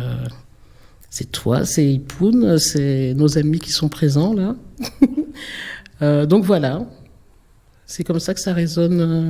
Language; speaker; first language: French; native; French